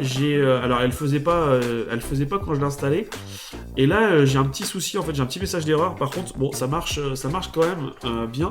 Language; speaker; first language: French; native; French